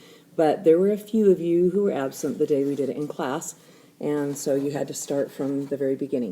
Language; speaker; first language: English; native; English